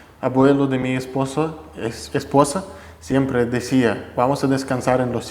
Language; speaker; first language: Spanish; non-native, fluent; Russian